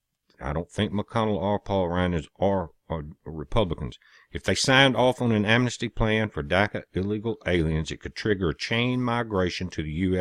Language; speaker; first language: English; native; English